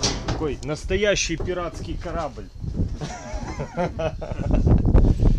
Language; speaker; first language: Russian; native; Russian